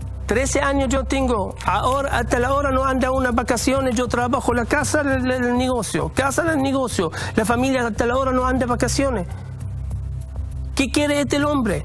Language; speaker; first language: Spanish; non-native, learner; Arabic